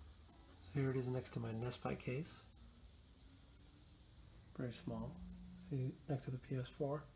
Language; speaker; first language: English; native; English